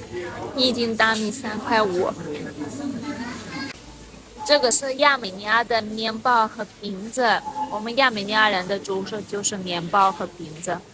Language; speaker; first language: Chinese; non-native, fluent; Armenian